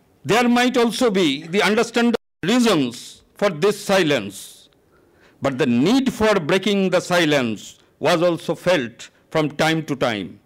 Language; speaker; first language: English; non-native, local second language; Bangla